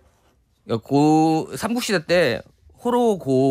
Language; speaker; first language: Korean; native; Korean